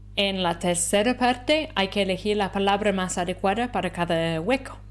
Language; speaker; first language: Spanish; non-native, fluent; English